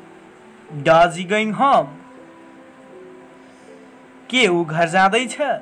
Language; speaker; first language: English; non-native, learner; Nepali